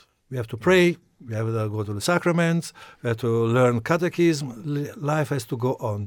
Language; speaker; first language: English; non-native, fluent; Italian